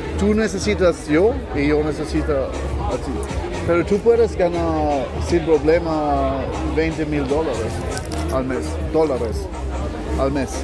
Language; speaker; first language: Spanish; non-native, learner; German